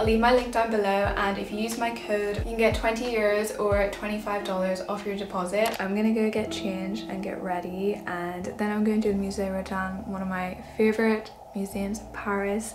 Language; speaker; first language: English; native; English